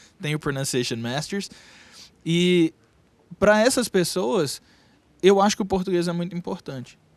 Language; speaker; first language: Portuguese; native; Portuguese